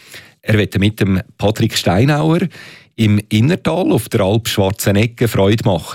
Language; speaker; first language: German; native; German